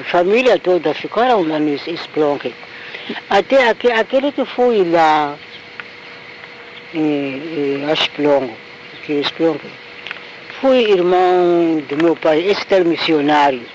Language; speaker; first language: Portuguese; non-native, local second language; Tsonga